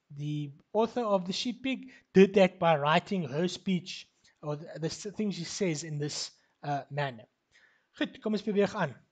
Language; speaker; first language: English; non-native, local second language; Afrikaans